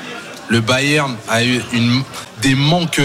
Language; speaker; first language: French; native; French